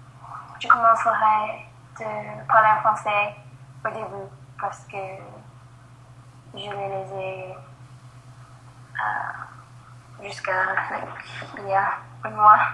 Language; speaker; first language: French; non-native, learner; English